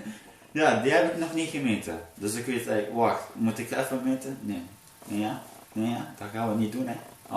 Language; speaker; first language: Dutch; early bilingual, other home language; Arabic